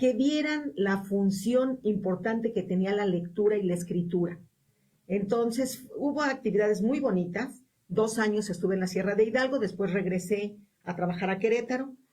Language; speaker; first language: Spanish; native; Spanish